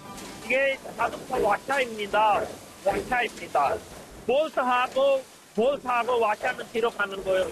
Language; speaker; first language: Korean; non-native, learner; Urdu